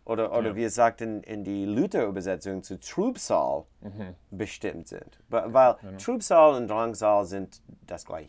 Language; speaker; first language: German; non-native, learner; English